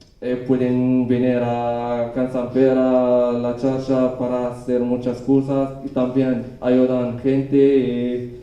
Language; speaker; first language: Spanish; non-native, learner; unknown